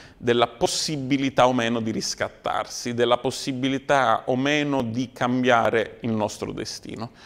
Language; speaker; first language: Italian; native; Italian